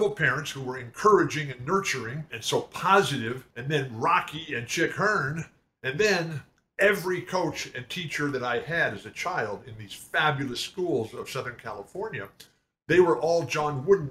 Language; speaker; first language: English; native; English